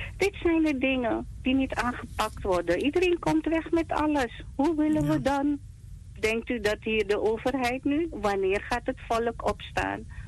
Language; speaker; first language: Dutch; native; Dutch